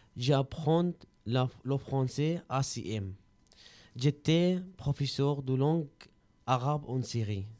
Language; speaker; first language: French; non-native, learner; Arabic